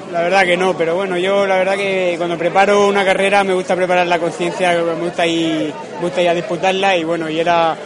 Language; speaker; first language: Spanish; native; Spanish